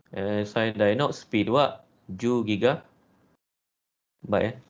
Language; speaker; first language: Japanese; non-native, fluent; Malay